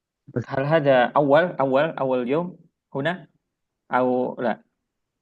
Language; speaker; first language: Arabic; non-native, fluent; Indonesian